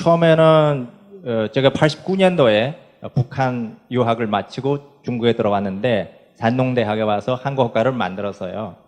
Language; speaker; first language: Korean; non-native, fluent; Chinese